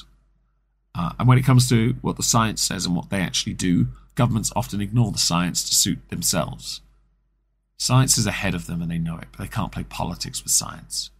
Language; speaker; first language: English; native; English